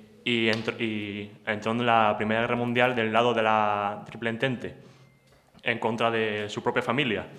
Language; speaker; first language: Spanish; native; Spanish